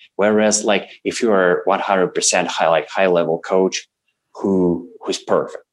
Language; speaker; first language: English; non-native, fluent; Russian